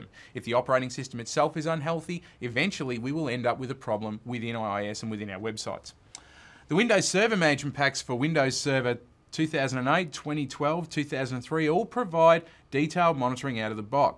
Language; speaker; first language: English; native; English